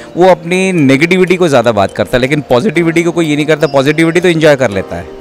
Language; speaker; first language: Hindi; native; Hindi